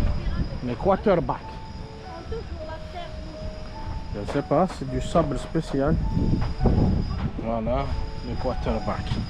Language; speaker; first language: French; non-native, local second language; Arabic